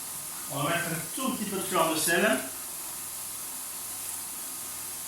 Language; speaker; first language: French; native; French